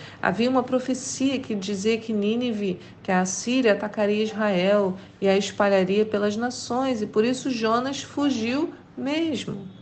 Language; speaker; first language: Portuguese; native; Portuguese